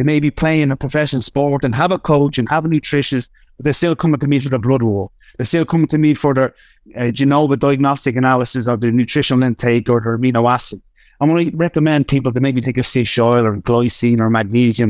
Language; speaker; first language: English; native; English